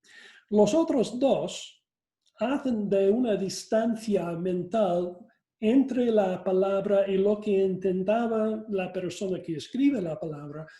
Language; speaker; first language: Spanish; non-native, fluent; English